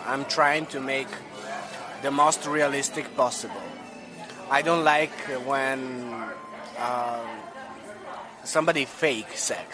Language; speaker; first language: English; non-native, learner; Serbian